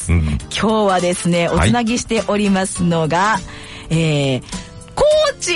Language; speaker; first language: Japanese; native; Japanese